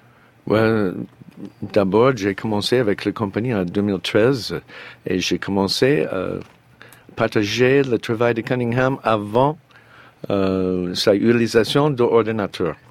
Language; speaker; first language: French; non-native, learner; English